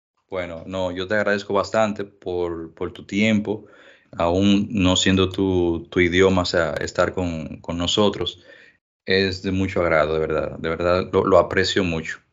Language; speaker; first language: Spanish; native; Spanish